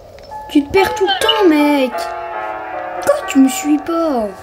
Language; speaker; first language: French; native; French